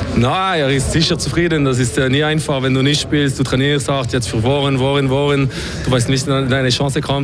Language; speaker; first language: German; non-native, local second language; French